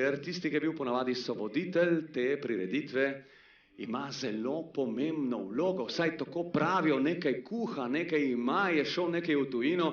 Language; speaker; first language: Slovenian; native; Slovenian